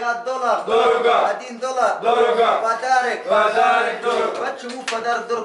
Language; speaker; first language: Russian; non-native, learner; Arabic